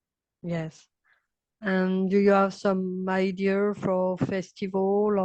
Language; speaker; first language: English; non-native, learner; French